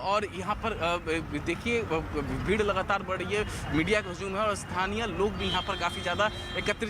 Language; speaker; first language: Hindi; native; Hindi